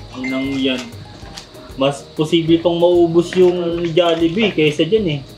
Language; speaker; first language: Filipino; native; Filipino